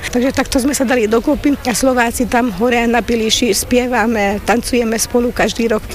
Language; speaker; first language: Slovak; early bilingual, heritage; Slovak